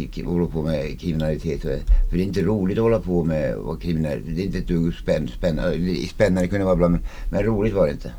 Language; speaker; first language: Swedish; early bilingual, other home language; Finnish